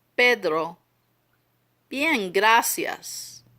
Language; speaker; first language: Spanish; non-native, learner; English